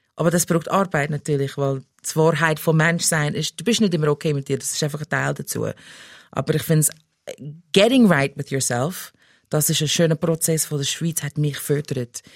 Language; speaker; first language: German; non-native, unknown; English